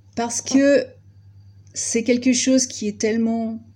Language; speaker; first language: French; native; French